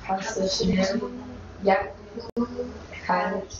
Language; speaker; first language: Korean; non-native, learner; Spanish